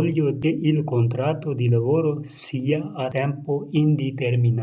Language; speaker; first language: Italian; non-native, fluent; Punjabi